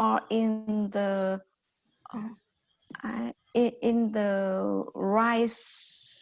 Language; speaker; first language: English; non-native, learner; Vietnamese